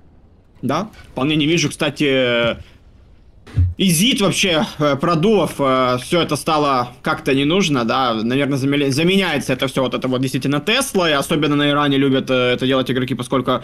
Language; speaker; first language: Russian; native; Russian